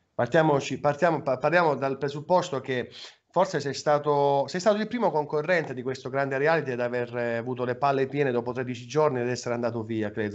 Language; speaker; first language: Italian; native; Italian